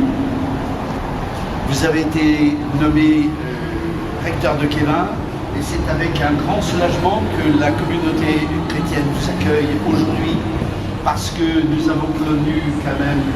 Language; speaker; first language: French; native; French